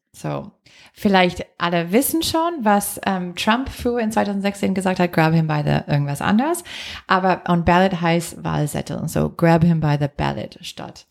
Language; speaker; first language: German; non-native, fluent; English